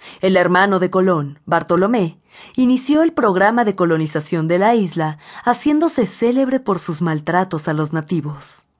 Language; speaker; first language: Spanish; native; Spanish